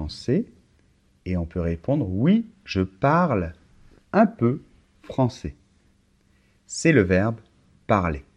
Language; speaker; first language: French; native; French